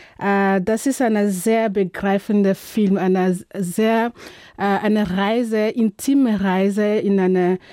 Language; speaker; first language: German; non-native, fluent; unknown